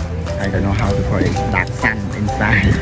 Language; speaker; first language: English; non-native, learner; Khmer